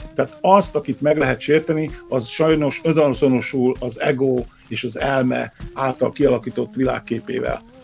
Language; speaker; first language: Hungarian; early bilingual, heritage; Hungarian